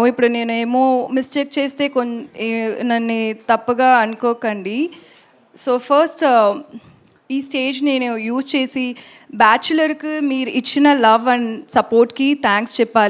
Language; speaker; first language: Telugu; non-native, learner; Tamil